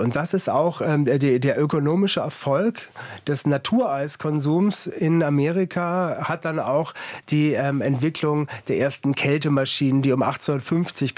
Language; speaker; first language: German; native; German